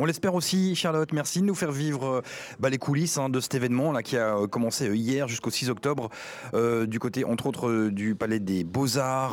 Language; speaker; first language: French; native; French